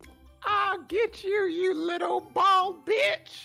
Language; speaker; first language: English; native; English